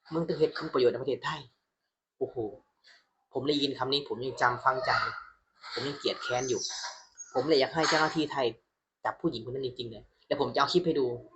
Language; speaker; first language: Thai; non-native, fluent; Burmese